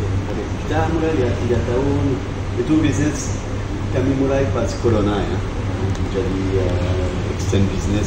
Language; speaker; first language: Indonesian; non-native, fluent; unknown